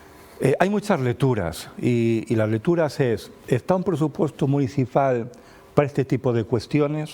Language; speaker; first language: Spanish; native; Spanish